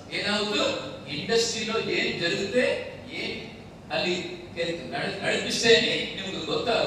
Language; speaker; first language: Kannada; non-native, local second language; Telugu